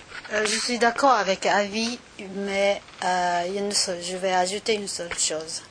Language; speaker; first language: French; non-native, learner; Japanese